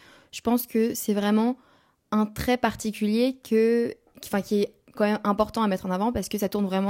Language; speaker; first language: French; native; French